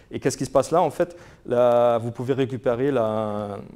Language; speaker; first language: French; non-native, fluent; German